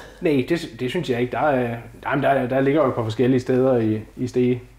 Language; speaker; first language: Danish; native; Danish